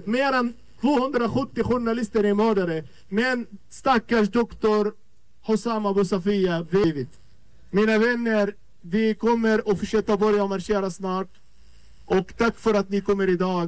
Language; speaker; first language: Swedish; non-native, learner; Arabic